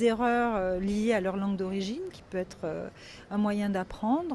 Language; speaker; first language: French; native; French